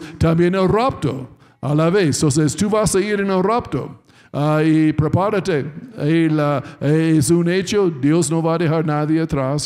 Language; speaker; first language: Spanish; non-native, fluent; English